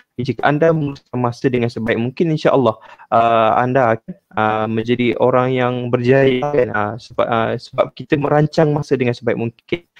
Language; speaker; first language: Malay; native; Malay